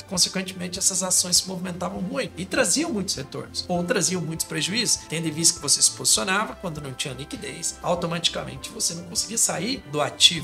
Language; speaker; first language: Portuguese; native; Portuguese